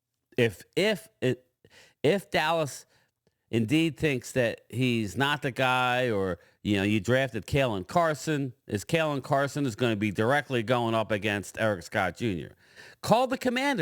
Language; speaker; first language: English; native; English